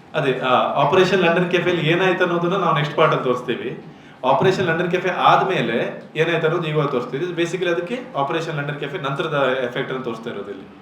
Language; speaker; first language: Kannada; native; Kannada